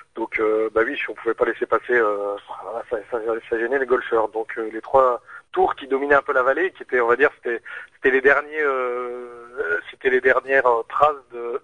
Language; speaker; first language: French; native; French